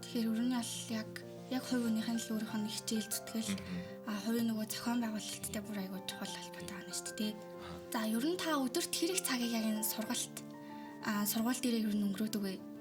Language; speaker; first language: Mongolian; native; Mongolian